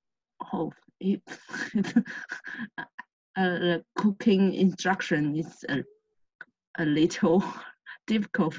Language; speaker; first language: English; non-native, learner; Chinese